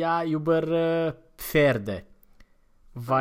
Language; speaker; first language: German; non-native, fluent; Romanian